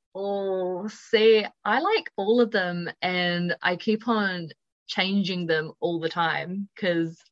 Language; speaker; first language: English; native; English